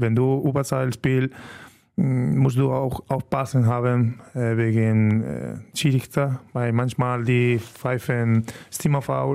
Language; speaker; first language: German; non-native, learner; Spanish